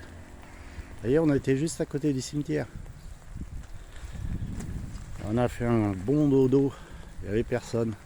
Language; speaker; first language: French; native; French